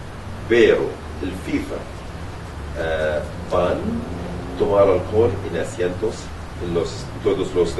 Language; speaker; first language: Spanish; non-native, learner; Arabic